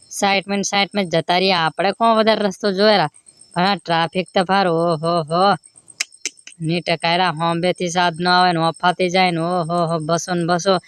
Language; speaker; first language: Gujarati; non-native, local second language; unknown